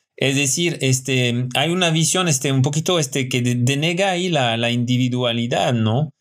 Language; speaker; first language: Spanish; non-native, fluent; French